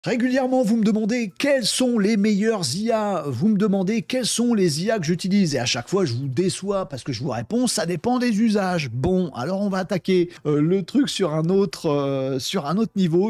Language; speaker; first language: French; native; French